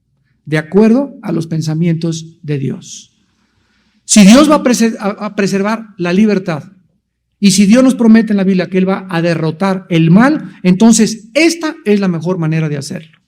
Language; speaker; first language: Spanish; native; Spanish